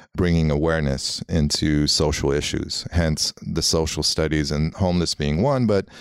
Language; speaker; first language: English; early bilingual, other home language; Armenian